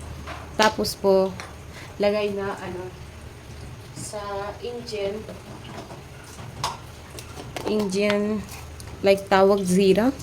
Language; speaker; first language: Filipino; non-native, learner; Punjabi